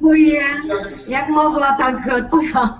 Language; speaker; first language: Polish; non-native, learner; Ukrainian